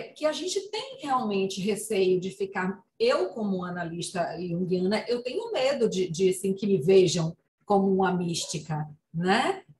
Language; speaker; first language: Portuguese; native; Portuguese